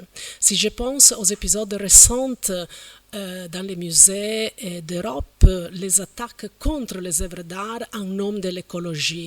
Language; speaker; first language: French; non-native, fluent; Italian